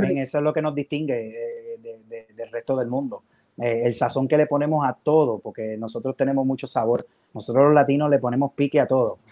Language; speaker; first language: Spanish; native; Spanish